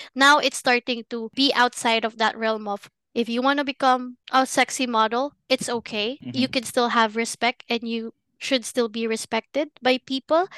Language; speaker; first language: English; non-native, local second language; Filipino